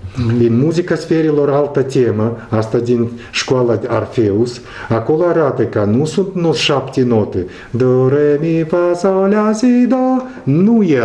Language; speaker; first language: Romanian; non-native, local second language; Russian